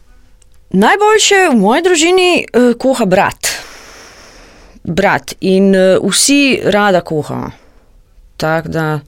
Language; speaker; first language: Slovenian; non-native, learner; Croatian